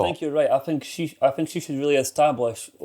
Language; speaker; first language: English; native; English